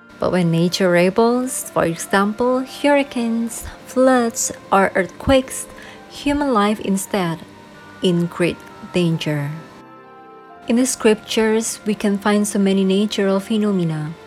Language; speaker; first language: English; non-native, fluent; Indonesian